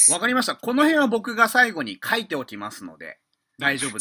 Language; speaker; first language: Japanese; native; Japanese